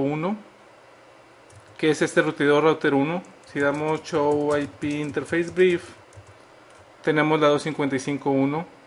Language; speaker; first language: Spanish; native; Spanish